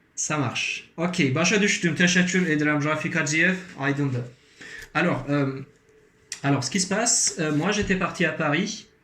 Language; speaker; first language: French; non-native, fluent; Azerbaijani